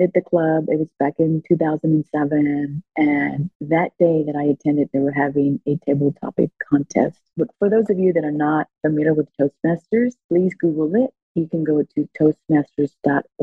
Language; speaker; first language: English; early bilingual, other home language; Spanish